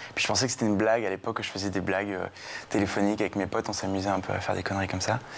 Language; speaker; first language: French; native; French